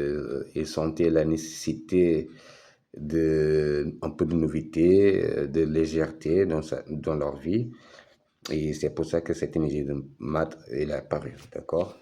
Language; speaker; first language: French; non-native, fluent; Portuguese